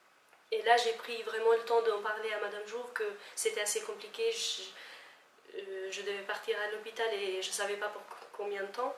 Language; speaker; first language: French; non-native, fluent; Albanian